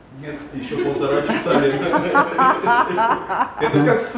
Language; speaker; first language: Russian; native; Russian